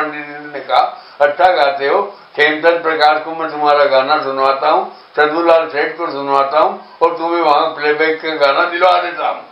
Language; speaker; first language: Hindi; native; Hindi